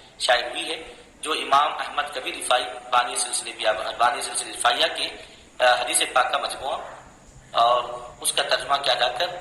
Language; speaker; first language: Urdu; native; Urdu